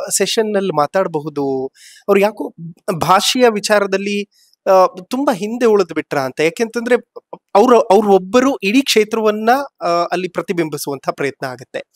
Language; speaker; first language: Kannada; native; Kannada